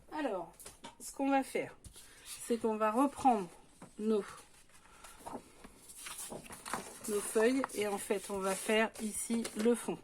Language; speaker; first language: French; native; French